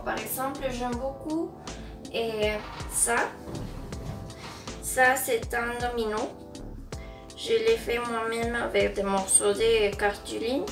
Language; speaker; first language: French; non-native, fluent; Spanish